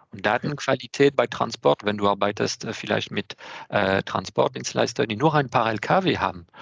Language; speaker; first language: German; non-native, fluent; French